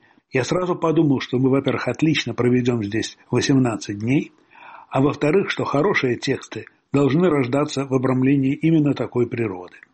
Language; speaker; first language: Russian; native; Russian